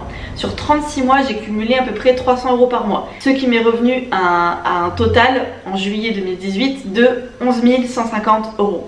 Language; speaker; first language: French; native; French